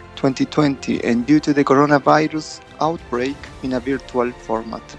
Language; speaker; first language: English; non-native, fluent; Spanish